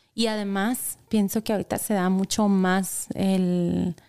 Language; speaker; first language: Spanish; native; Spanish